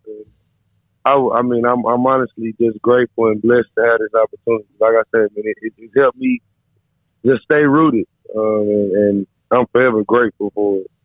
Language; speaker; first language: English; native; English